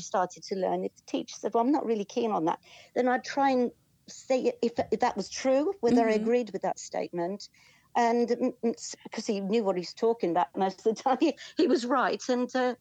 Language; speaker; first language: English; native; English